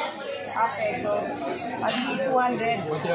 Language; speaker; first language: English; non-native, local second language; Filipino